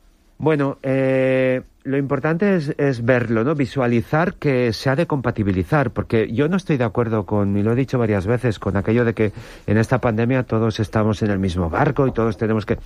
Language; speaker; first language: Spanish; native; Spanish